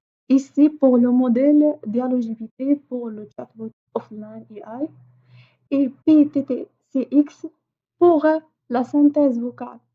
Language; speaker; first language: French; non-native, fluent; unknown